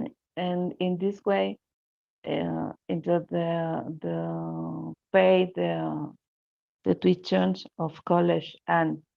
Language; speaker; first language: English; non-native, learner; Spanish